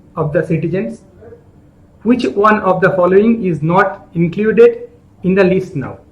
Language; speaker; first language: English; non-native, local second language; Bangla